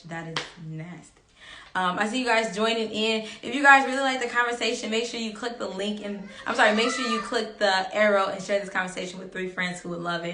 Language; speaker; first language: English; native; English